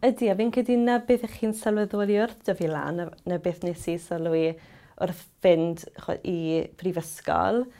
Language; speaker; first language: Welsh; native; Welsh